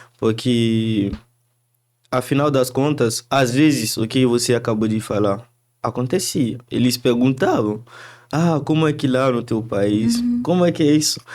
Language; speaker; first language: Portuguese; non-native, fluent; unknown